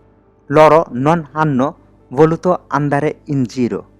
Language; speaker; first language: Italian; non-native, fluent; Bangla